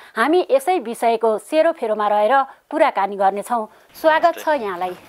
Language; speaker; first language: Nepali; native; Nepali